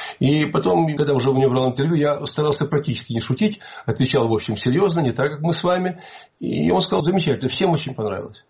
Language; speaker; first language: Russian; native; Russian